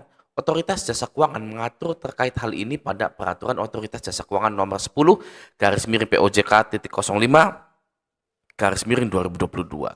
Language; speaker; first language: Indonesian; native; Indonesian